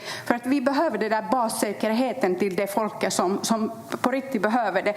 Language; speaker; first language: Swedish; non-native, fluent; Kurdish